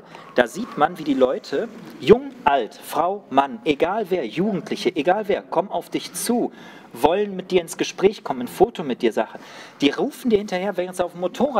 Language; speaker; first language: German; native; German